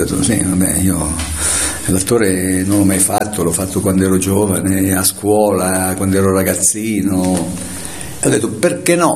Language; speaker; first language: Italian; native; Italian